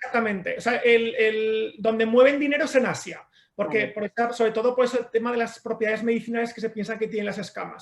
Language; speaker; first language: Spanish; native; Spanish